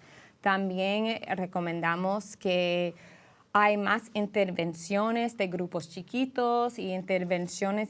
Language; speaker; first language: Spanish; early bilingual, heritage; English